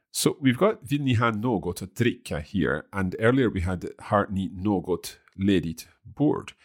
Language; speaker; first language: Swedish; non-native, learner; English